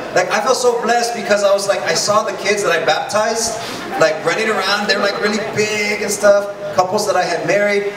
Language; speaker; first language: English; early bilingual, other home language; Spanish